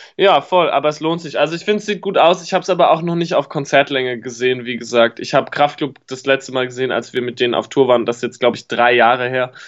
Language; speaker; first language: German; native; German